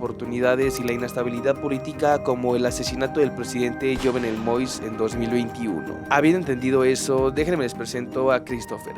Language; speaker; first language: Spanish; native; Spanish